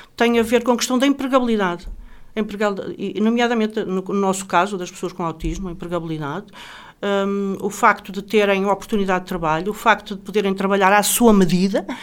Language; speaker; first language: Portuguese; native; Portuguese